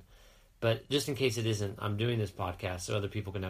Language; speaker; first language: English; native; English